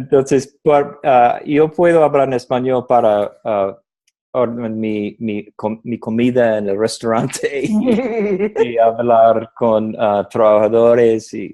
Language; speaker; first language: Spanish; non-native, learner; English